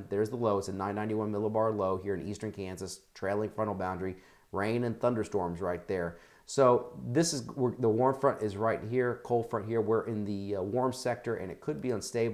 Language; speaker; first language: English; native; English